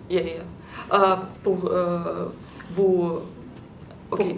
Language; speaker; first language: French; non-native, learner; Russian